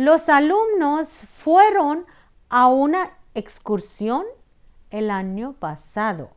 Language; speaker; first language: Spanish; non-native, fluent; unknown